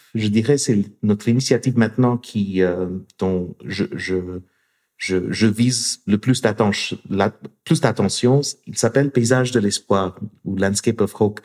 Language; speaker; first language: French; non-native, fluent; English